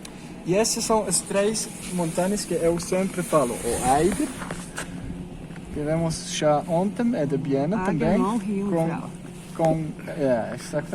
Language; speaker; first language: Portuguese; non-native, fluent; German